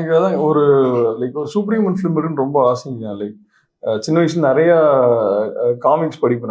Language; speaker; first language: Tamil; native; Tamil